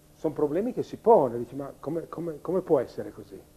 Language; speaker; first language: Italian; native; Italian